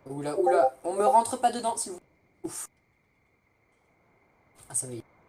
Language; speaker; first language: French; native; French